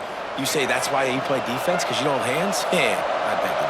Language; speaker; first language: English; native; English